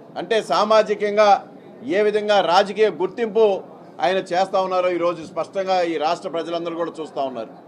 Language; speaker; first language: Telugu; native; Telugu